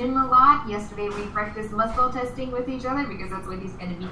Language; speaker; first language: English; non-native, fluent; German